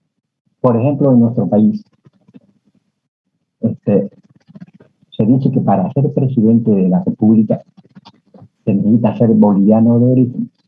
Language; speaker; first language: Spanish; native; Spanish